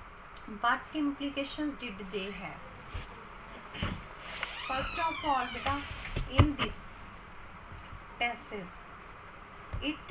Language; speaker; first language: English; non-native, local second language; Hindi